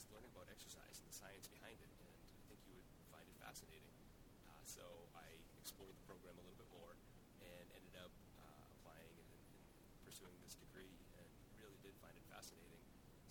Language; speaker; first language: English; native; English